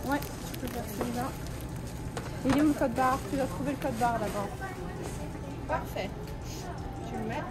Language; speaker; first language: French; native; French